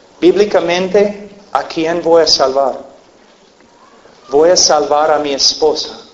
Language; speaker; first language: Spanish; non-native, fluent; English